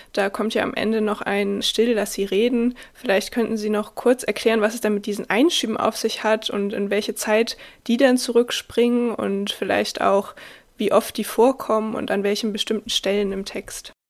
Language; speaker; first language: German; native; German